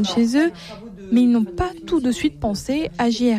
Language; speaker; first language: French; native; French